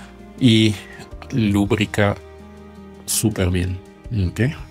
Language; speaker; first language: Spanish; non-native, fluent; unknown